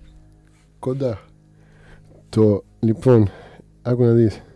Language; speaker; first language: Greek; native; Greek